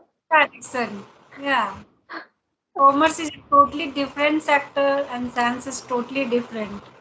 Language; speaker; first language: English; non-native, learner; Hindi